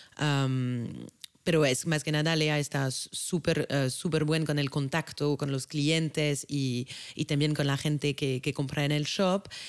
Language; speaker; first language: Spanish; non-native, fluent; French